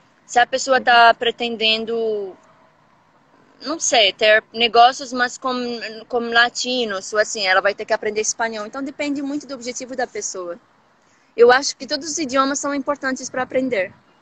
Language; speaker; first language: Portuguese; non-native, fluent; Arabic